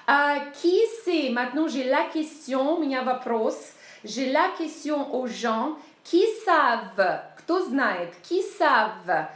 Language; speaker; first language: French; non-native, fluent; Russian